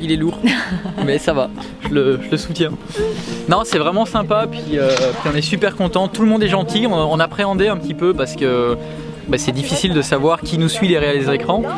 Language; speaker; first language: French; native; French